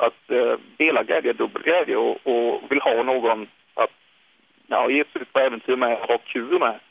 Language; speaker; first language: Swedish; native; Swedish